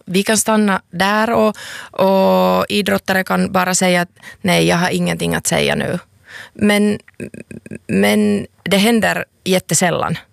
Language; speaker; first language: Swedish; non-native, local second language; Finnish